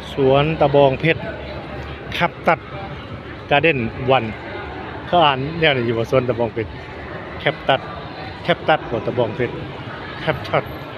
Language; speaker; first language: Thai; native; Thai